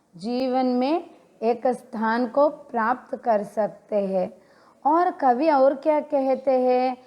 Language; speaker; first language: Hindi; non-native, local second language; Telugu